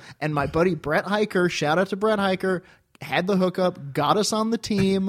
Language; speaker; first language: English; native; English